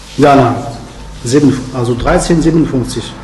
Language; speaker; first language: German; non-native, fluent; Arabic